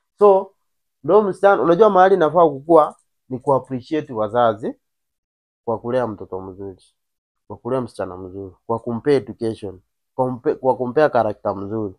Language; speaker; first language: Swahili; native; Swahili